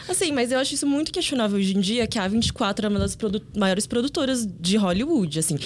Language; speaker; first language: Portuguese; early bilingual, other home language; Korean